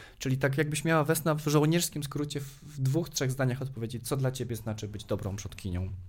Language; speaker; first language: Polish; native; Polish